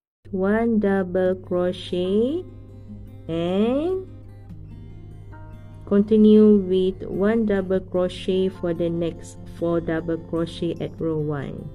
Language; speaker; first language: English; non-native, local second language; Malay